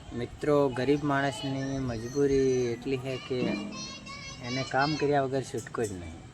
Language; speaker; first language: Gujarati; non-native, local second language; Bhili